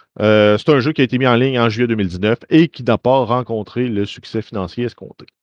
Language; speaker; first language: French; native; French